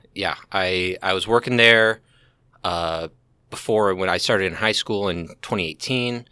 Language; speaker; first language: English; native; English